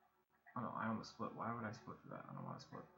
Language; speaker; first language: English; native; English